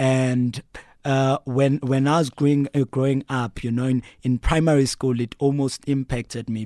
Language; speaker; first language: English; non-native, local second language; Xhosa